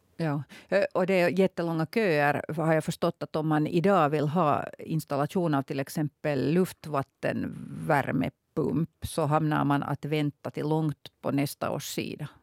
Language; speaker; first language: Swedish; native; Swedish